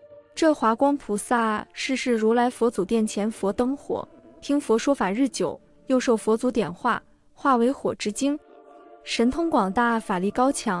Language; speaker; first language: Chinese; native; Chinese